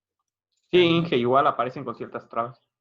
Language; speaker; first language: Spanish; native; Spanish